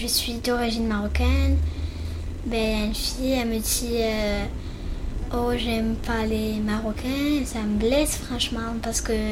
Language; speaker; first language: French; early bilingual, other home language; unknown